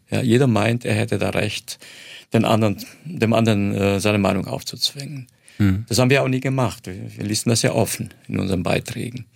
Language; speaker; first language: German; non-native, fluent; Croatian